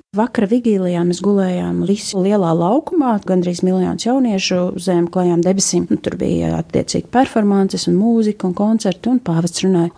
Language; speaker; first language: Latvian; early bilingual, heritage; Latvian